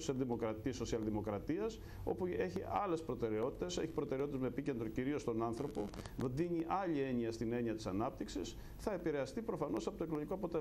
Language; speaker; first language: Greek; native; Greek